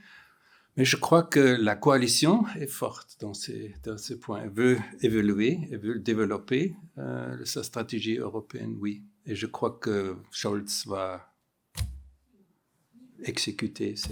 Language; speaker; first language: French; non-native, fluent; German